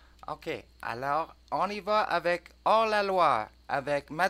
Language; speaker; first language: French; non-native, learner; English